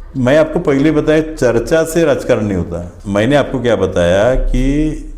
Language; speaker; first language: Hindi; non-native, local second language; Marathi